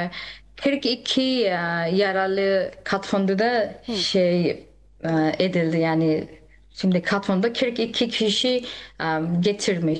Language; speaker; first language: Turkish; non-native, learner; Nepali